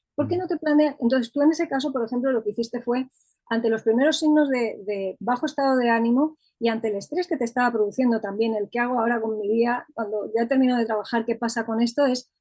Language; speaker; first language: Spanish; native; Spanish